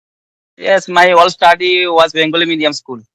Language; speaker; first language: English; non-native, learner; Bangla